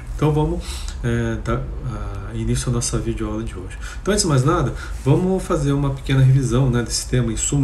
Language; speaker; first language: Portuguese; native; Portuguese